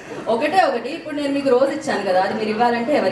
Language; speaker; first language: Telugu; native; Telugu